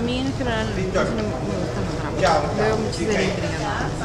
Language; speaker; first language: Spanish; native; Spanish